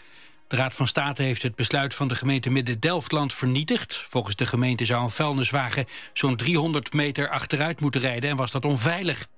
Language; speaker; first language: Dutch; native; Dutch